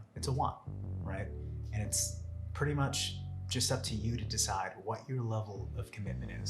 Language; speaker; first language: English; native; English